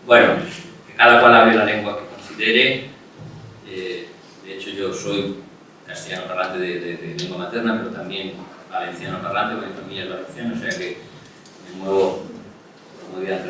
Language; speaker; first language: Spanish; non-native, local second language; Catalan